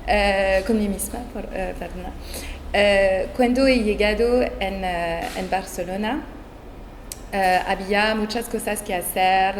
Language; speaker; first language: Spanish; non-native, fluent; French